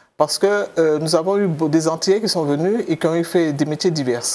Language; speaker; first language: French; native; French